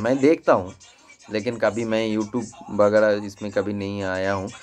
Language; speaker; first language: Hindi; non-native, local second language; Tamil